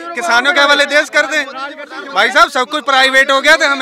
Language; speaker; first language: Hindi; native; Hindi